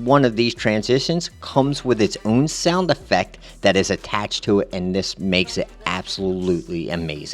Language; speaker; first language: English; native; English